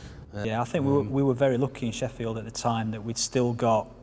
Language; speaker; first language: English; native; English